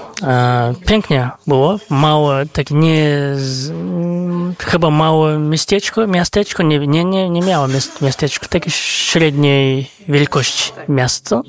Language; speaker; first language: Polish; non-native, fluent; Kazakh